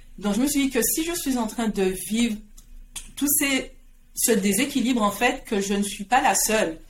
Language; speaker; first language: French; native; French